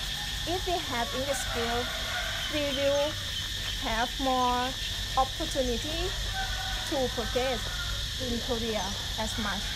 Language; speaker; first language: English; non-native, learner; Thai